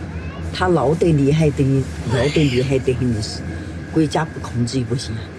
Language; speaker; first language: Chinese; native; Chinese